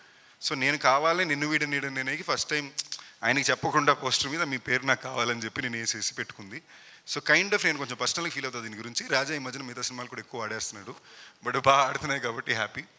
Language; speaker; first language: Telugu; native; Telugu